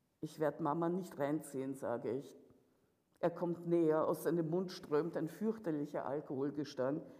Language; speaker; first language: German; early bilingual, other home language; Russian